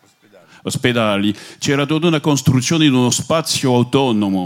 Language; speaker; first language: Italian; non-native, fluent; French